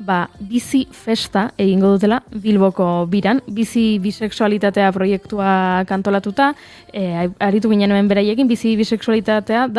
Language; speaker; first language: Basque; native; Basque